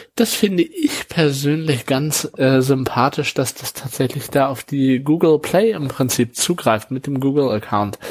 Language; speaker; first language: German; native; German